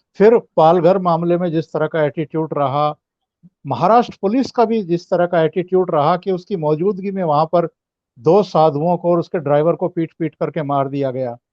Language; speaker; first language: Hindi; native; Hindi